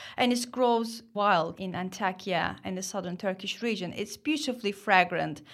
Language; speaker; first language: English; non-native, fluent; Turkish